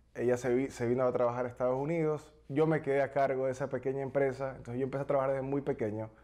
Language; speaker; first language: Spanish; native; Spanish